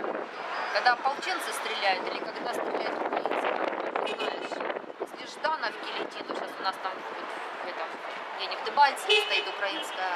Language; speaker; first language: Russian; native; Russian